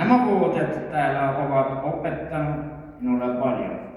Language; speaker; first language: Finnish; non-native, local second language; Estonian